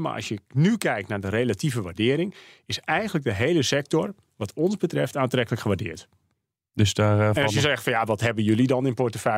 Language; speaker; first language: Dutch; native; Dutch